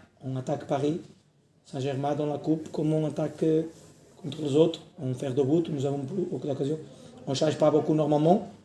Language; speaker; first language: French; non-native, learner; Portuguese